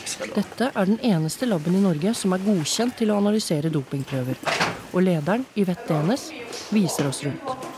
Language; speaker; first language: Norwegian; native; Norwegian